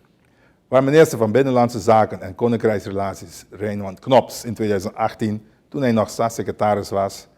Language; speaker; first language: Dutch; non-native, local second language; Papiamento